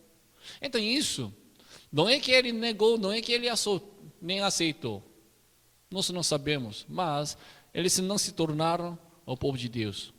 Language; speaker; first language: Portuguese; non-native, learner; Korean